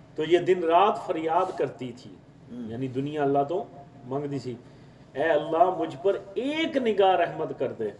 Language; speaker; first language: Urdu; non-native, local second language; Punjabi